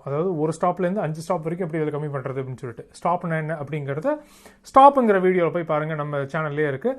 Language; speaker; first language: Tamil; native; Tamil